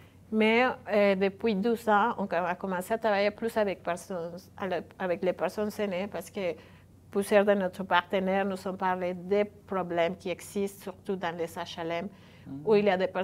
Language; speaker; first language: French; non-native, fluent; Spanish